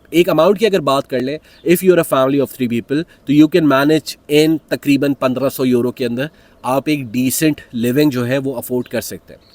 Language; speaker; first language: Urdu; native; Urdu